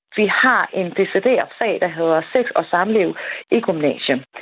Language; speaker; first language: Danish; non-native, fluent; Persian